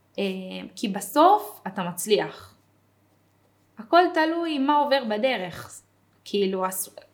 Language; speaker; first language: Hebrew; native; Hebrew